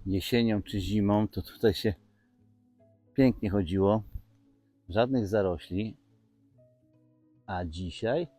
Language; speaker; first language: Polish; native; Polish